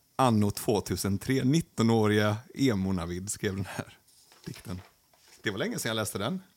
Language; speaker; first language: Swedish; early bilingual, other home language; Persian